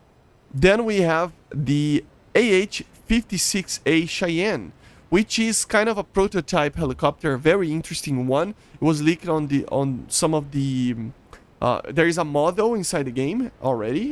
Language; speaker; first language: English; non-native, fluent; Portuguese